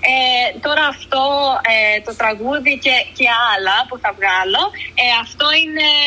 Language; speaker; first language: Greek; early bilingual, other home language; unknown